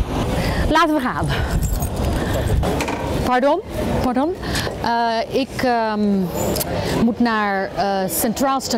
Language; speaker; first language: Dutch; non-native, fluent; English